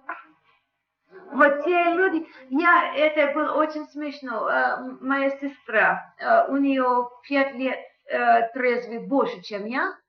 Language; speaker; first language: Russian; non-native, fluent; English